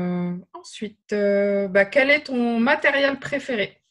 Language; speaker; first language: French; native; French